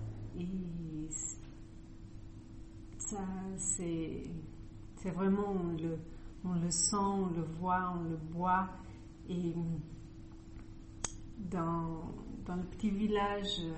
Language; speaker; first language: French; non-native, fluent; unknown